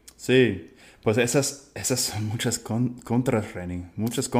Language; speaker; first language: Spanish; non-native, fluent; English